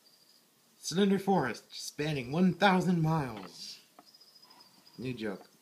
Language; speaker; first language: English; native; English